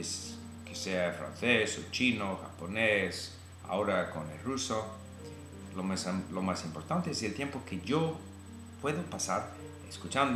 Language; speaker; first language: Spanish; non-native, fluent; English